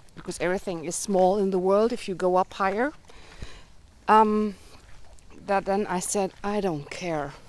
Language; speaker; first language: English; early bilingual, heritage; German